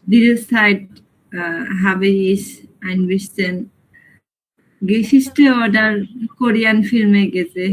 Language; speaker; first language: German; non-native, learner; Bangla